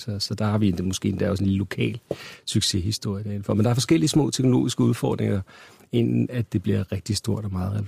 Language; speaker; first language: Danish; native; Danish